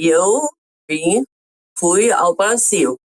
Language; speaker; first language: Portuguese; non-native, fluent; German